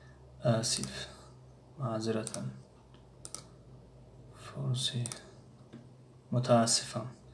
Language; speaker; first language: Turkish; non-native, fluent; Tajik